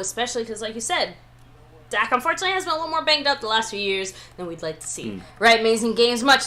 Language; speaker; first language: English; native; English